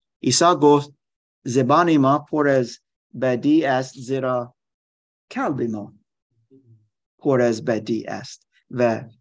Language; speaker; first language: Persian; non-native, learner; German